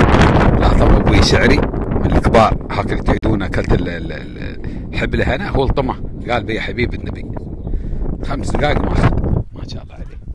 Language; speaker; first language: Arabic; native; Arabic